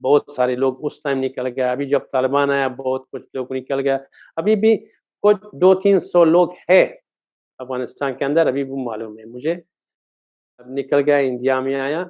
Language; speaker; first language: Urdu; non-native, fluent; Persian